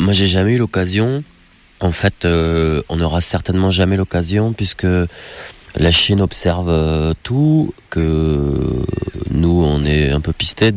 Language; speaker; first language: French; native; French